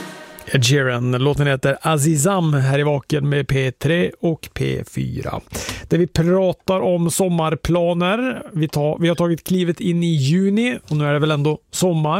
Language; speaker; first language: Swedish; native; Swedish